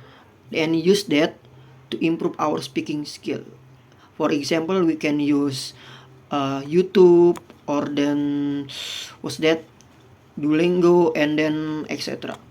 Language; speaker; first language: English; non-native, fluent; Indonesian